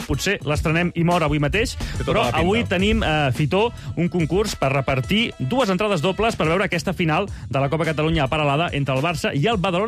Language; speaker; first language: Catalan; native; Catalan